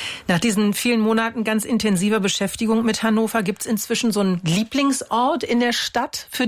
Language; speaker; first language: German; native; German